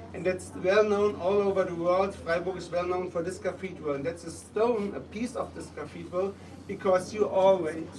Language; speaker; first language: English; non-native, fluent; German